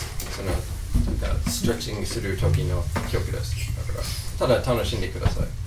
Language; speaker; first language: Japanese; non-native, fluent; English